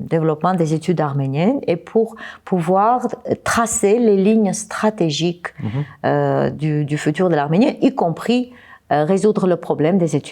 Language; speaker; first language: French; non-native, fluent; Armenian